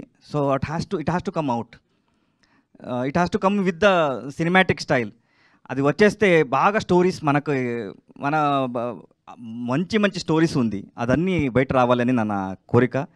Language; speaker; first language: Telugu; non-native, learner; Kannada